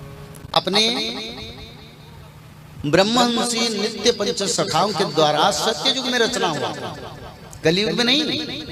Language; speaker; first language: Hindi; non-native, local second language; Odia